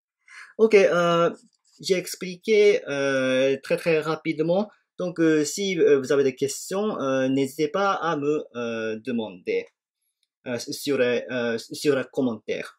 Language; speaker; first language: French; non-native, fluent; Japanese